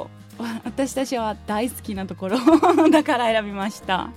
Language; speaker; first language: Japanese; non-native, learner; Portuguese